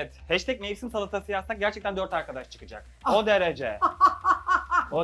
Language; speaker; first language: Turkish; native; Turkish